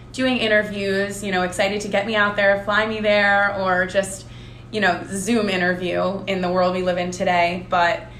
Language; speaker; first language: English; native; English